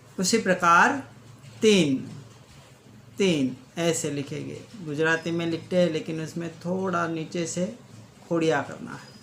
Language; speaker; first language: Hindi; non-native, local second language; Gujarati